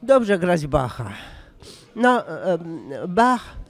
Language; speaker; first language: Polish; non-native, learner; Russian